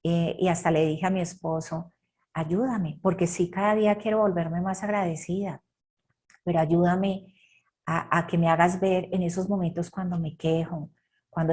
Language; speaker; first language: Spanish; native; Spanish